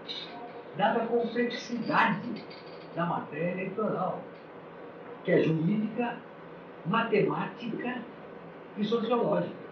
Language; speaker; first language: Portuguese; native; Portuguese